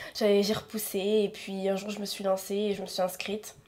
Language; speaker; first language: French; native; French